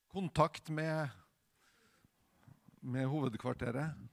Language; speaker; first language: Norwegian; native; Norwegian